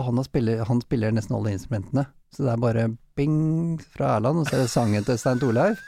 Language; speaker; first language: Norwegian; native; Norwegian